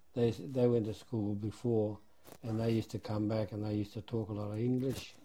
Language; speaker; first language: English; native; English